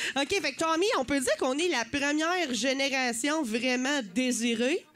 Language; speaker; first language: French; native; French